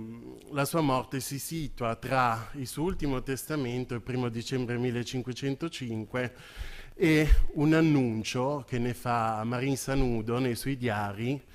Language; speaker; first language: Italian; native; Italian